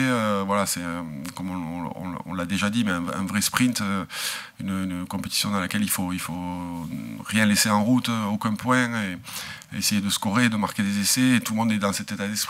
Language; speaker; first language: French; native; French